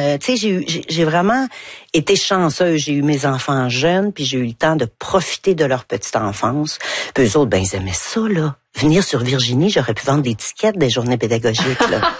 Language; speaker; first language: French; native; French